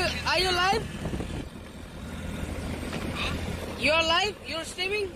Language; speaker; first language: English; non-native, learner; Hindi